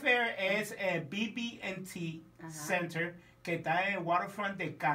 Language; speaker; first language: Spanish; native; Spanish